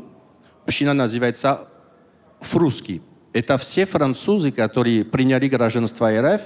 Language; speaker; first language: Russian; non-native, learner; French